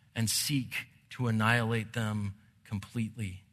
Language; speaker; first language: English; native; English